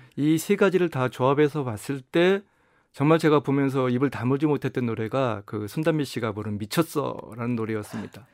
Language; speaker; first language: Korean; native; Korean